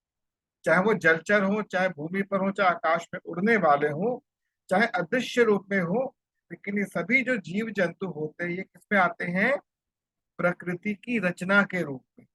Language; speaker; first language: Hindi; native; Hindi